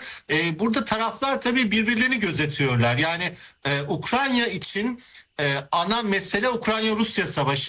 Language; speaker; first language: Turkish; native; Turkish